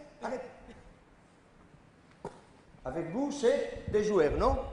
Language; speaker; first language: French; non-native, learner; Spanish